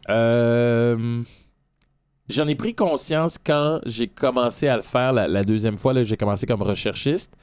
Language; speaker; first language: French; native; French